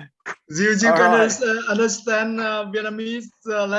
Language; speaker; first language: English; non-native, learner; Vietnamese